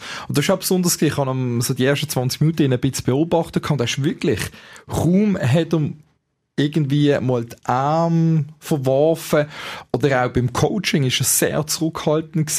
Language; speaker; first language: German; native; German